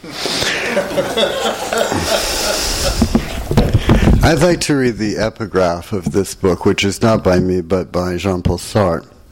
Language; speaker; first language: English; native; English